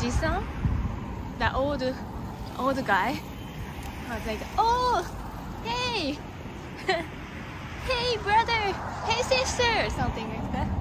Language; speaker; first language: English; non-native, learner; Japanese